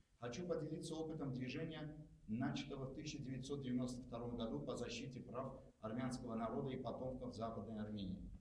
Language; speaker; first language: Russian; non-native, local second language; Armenian